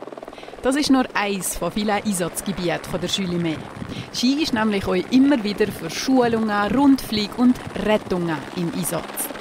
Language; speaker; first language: German; native; German